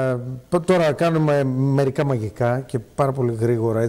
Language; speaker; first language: Greek; native; Greek